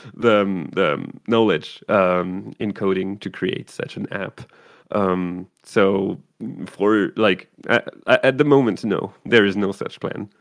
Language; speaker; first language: English; non-native, fluent; French